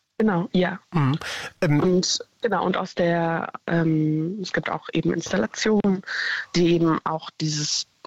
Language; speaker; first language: German; native; German